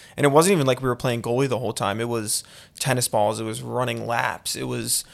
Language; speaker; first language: English; native; English